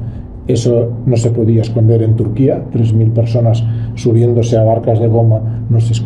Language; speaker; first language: Spanish; native; Spanish